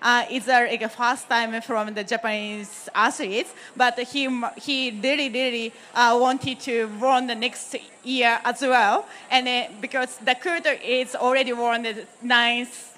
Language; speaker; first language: English; non-native, fluent; Japanese